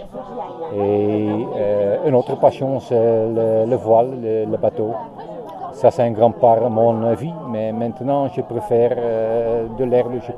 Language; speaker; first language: French; non-native, learner; Dutch